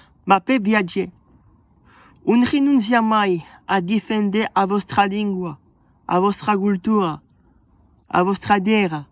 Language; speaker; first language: Italian; non-native, learner; French